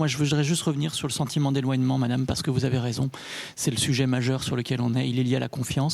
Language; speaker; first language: French; native; French